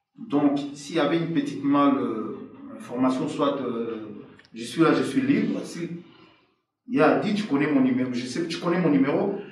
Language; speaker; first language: French; non-native, local second language; Lingala